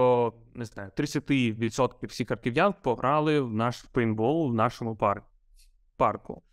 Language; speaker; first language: Ukrainian; non-native, local second language; Russian